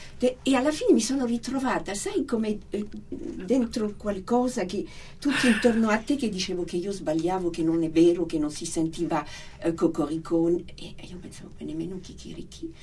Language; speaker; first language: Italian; non-native, fluent; French